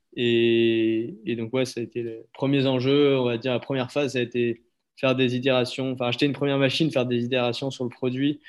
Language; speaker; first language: French; native; French